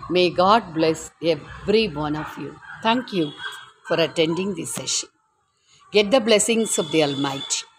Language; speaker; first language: English; non-native, local second language; Tamil